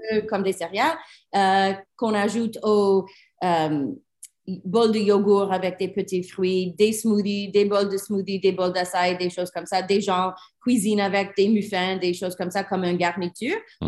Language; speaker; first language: French; non-native, learner; English